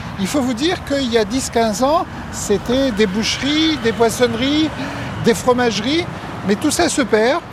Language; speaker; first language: French; native; French